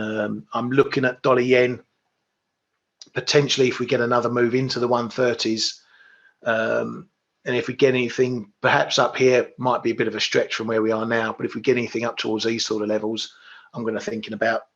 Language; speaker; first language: English; native; English